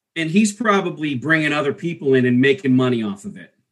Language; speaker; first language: English; native; English